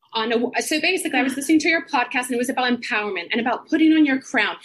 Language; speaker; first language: English; non-native, fluent; Spanish